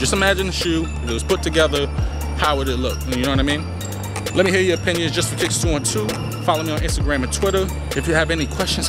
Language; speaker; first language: English; native; English